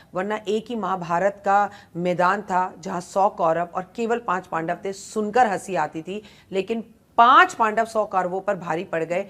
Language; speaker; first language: Hindi; native; Hindi